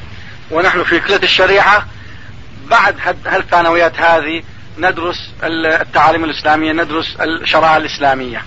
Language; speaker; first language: Arabic; non-native, fluent; Turkish